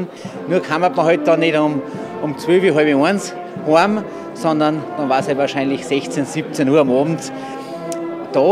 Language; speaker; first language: German; native; German